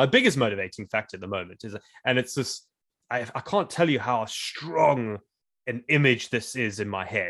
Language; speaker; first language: English; native; English